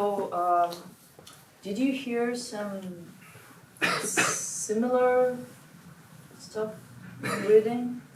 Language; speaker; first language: English; non-native, learner; Russian